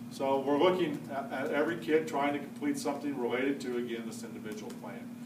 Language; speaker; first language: English; native; English